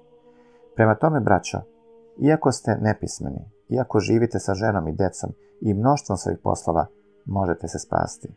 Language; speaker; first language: Serbian; native; Serbian